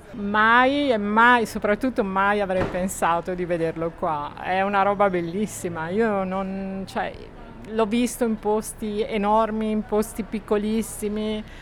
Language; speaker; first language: Italian; native; Italian